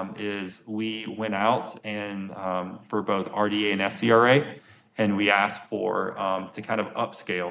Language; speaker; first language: English; native; English